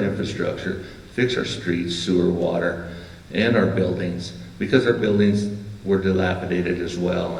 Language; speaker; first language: English; native; English